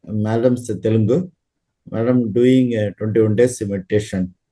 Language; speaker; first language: English; non-native, local second language; Tamil